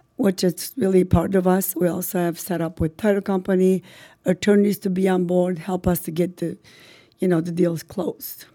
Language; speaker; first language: English; non-native, fluent; Macedonian